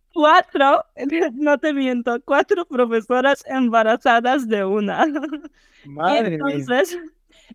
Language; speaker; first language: Spanish; non-native, fluent; Polish